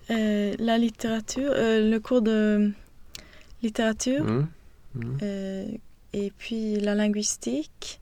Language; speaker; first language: French; non-native, fluent; Swedish